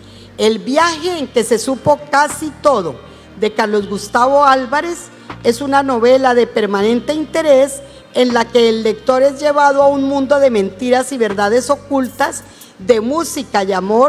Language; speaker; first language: Spanish; native; Spanish